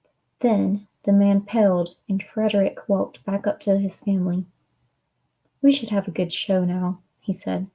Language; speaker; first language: English; native; English